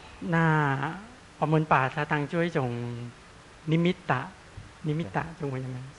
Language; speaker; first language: Chinese; non-native, fluent; Thai